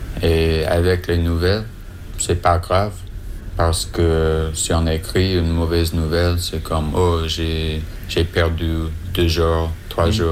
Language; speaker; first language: French; non-native, learner; English